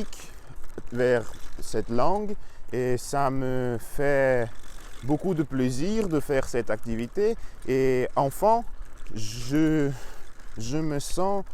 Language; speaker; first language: French; non-native, learner; Russian